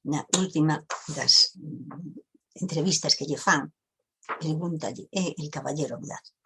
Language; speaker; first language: Spanish; native; Spanish